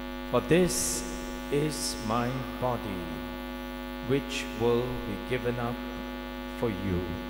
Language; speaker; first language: English; non-native, local second language; Tamil